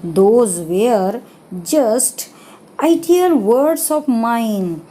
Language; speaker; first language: English; non-native, local second language; Marathi